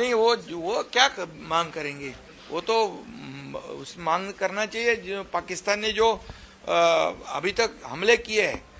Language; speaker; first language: Hindi; non-native, local second language; Marathi